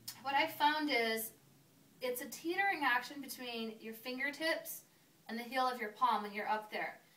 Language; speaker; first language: English; native; English